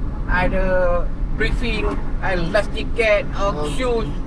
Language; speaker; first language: English; non-native, learner; Malay